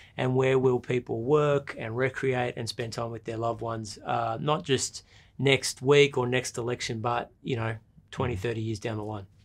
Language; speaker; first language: English; native; English